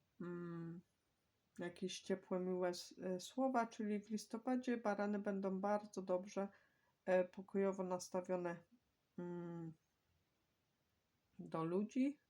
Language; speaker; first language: Polish; native; Polish